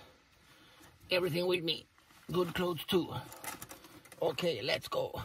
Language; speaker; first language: English; non-native, learner; Swedish